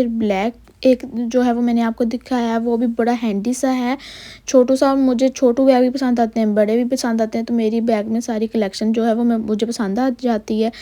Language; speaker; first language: Urdu; non-native, local second language; Punjabi